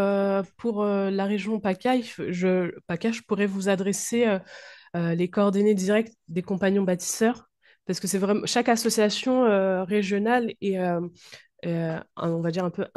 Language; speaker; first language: French; native; French